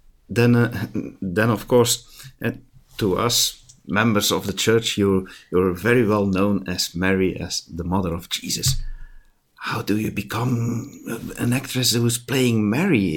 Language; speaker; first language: English; non-native, fluent; Dutch